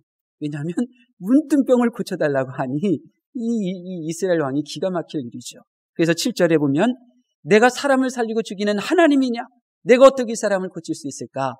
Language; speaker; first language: Korean; native; Korean